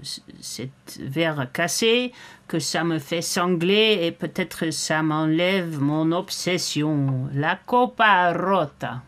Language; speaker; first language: French; non-native, fluent; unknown